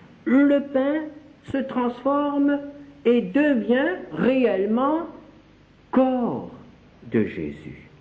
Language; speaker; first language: French; native; French